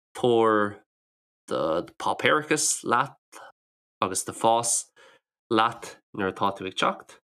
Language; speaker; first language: Irish; non-native, local second language; English